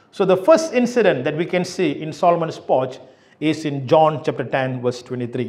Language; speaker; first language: English; non-native, local second language; Tamil